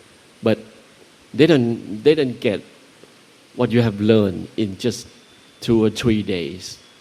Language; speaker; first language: English; non-native, fluent; Thai